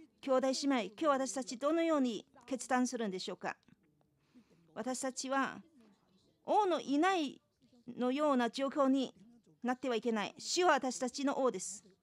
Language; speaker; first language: Japanese; non-native, fluent; Chinese